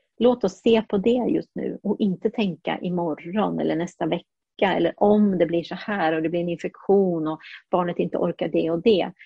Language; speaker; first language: Swedish; early bilingual, heritage; Swedish